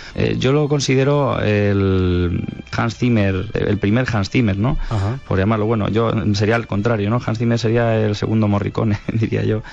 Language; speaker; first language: Spanish; native; Spanish